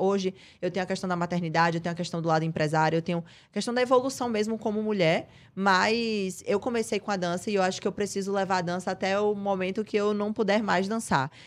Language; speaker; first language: Portuguese; native; Portuguese